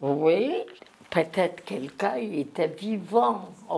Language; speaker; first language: French; non-native, learner; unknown